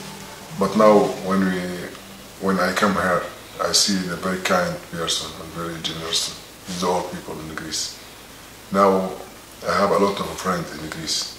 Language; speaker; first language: English; non-native, learner; Arabic